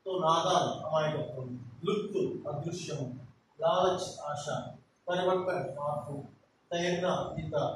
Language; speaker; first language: Hindi; non-native, local second language; Telugu